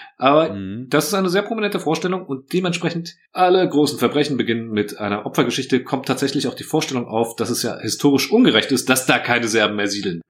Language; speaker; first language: German; early bilingual, other home language; Croatian